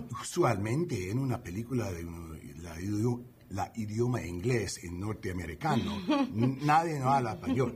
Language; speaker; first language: Spanish; non-native, learner; English